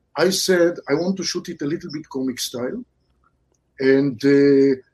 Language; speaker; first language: English; non-native, fluent; Hebrew